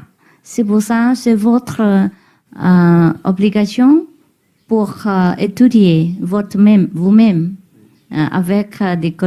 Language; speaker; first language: French; non-native, learner; Vietnamese